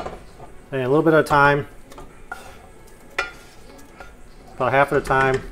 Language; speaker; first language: English; native; English